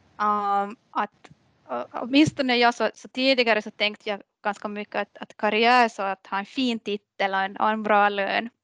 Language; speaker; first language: Swedish; native; Swedish